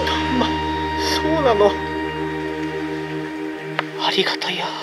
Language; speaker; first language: Japanese; native; Japanese